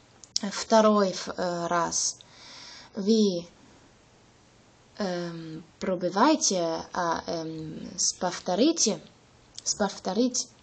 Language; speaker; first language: Russian; non-native, learner; German